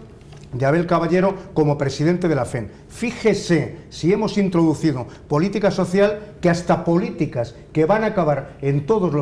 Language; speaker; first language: Spanish; native; Spanish